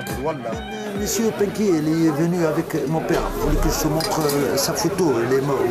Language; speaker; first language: French; non-native, local second language; Arabic